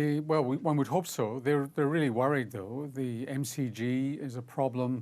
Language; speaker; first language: English; native; English